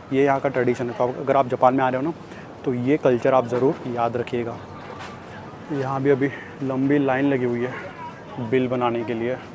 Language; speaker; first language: Hindi; native; Hindi